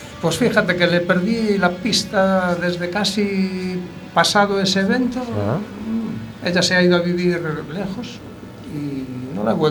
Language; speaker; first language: Spanish; native; Spanish